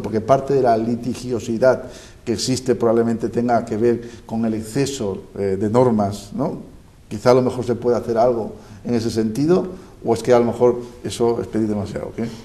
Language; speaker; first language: Spanish; native; Spanish